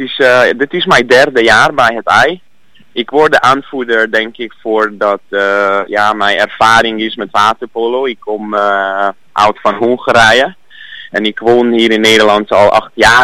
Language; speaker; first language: Dutch; non-native, learner; Hungarian